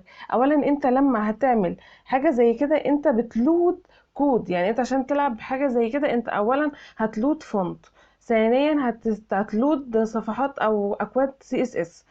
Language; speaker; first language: Arabic; native; Arabic